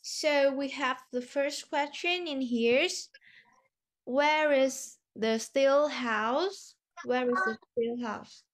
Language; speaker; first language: English; non-native, fluent; Vietnamese